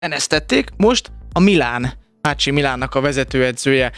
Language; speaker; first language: Hungarian; native; Hungarian